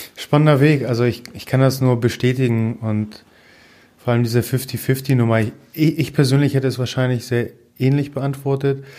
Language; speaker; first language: German; non-native, fluent; Polish